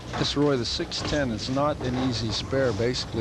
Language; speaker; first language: English; native; English